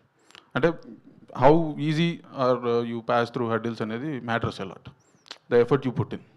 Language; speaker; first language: Telugu; native; Telugu